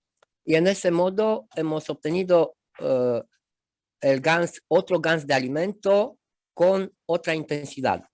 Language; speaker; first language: Spanish; non-native, fluent; Romanian